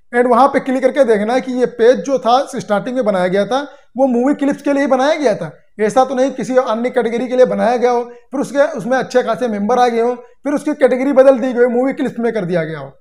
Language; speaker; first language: Hindi; native; Hindi